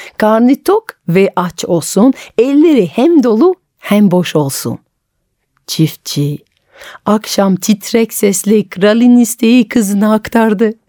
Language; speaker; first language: Turkish; non-native, fluent; French